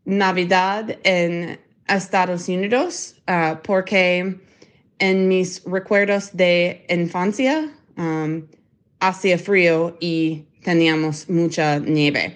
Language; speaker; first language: Spanish; non-native, learner; English